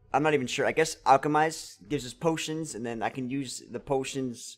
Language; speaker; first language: English; native; English